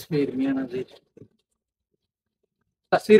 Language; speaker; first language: Hindi; non-native, learner; Bangla